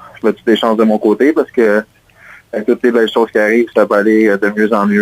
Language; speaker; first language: French; native; French